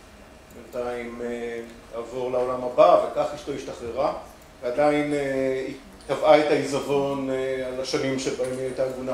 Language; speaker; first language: Hebrew; native; Hebrew